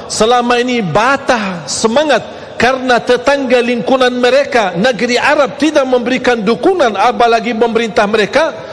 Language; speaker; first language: Malay; non-native, fluent; Arabic